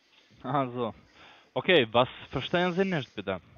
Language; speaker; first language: German; non-native, learner; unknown